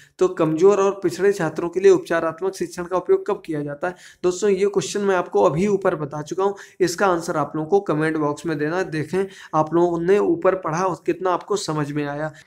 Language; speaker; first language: Hindi; native; Hindi